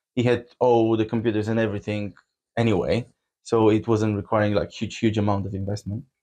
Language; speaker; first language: English; non-native, fluent; Bulgarian